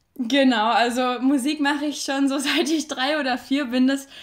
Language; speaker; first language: German; native; German